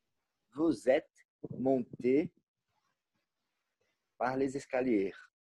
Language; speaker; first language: French; non-native, learner; Portuguese